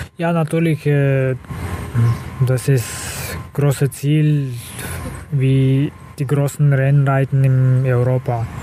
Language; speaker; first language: German; non-native, learner; Kazakh